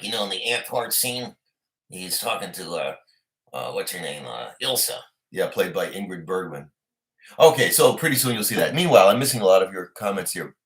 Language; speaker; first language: English; native; English